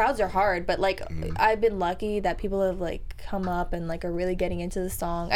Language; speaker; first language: English; early bilingual, other home language; Spanish